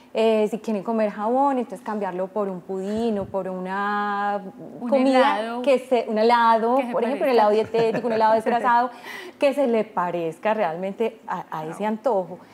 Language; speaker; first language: Spanish; native; Spanish